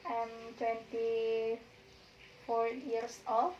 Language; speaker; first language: English; non-native, learner; Indonesian